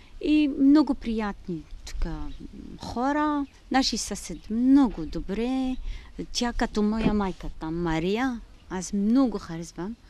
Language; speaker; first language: Bulgarian; non-native, learner; Arabic